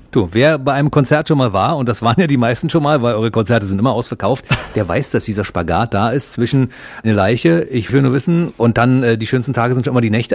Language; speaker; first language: German; native; German